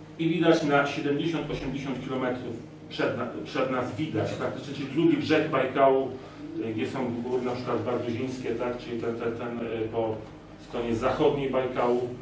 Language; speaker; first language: Polish; native; Polish